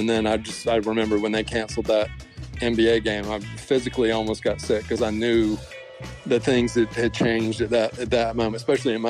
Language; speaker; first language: English; native; English